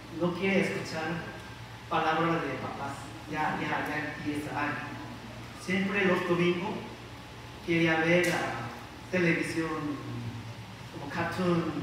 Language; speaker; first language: Spanish; non-native, learner; Korean